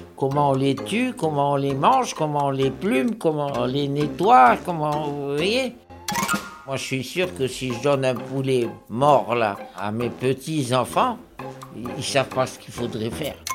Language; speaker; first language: French; native; French